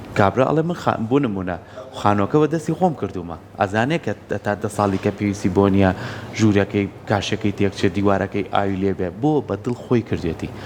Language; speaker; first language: Central Kurdish; native; Central Kurdish